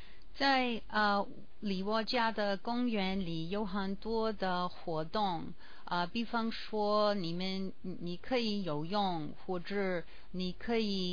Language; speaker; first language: Chinese; non-native, learner; English